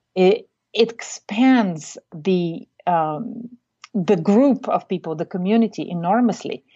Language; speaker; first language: English; non-native, fluent; Bulgarian